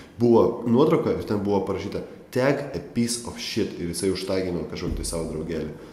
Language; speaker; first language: Lithuanian; non-native, local second language; Russian